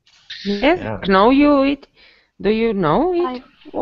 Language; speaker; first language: English; non-native, learner; Spanish